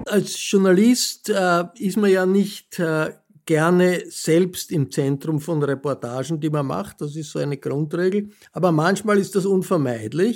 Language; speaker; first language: German; native; German